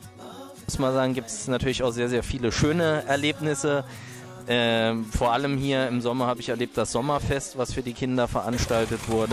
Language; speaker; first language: German; native; German